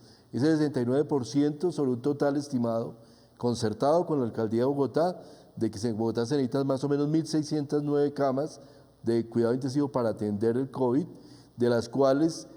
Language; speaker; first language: Spanish; native; Spanish